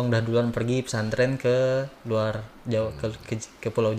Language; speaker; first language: Indonesian; native; Indonesian